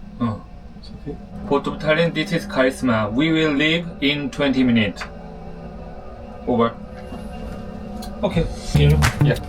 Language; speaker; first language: English; non-native, learner; Korean